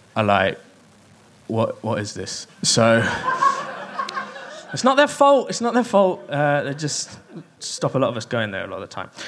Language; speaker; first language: English; native; English